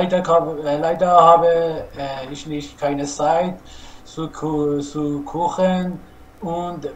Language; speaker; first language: German; non-native, learner; Persian